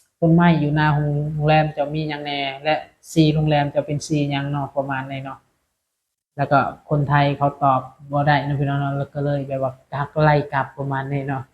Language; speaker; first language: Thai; non-native, local second language; Lao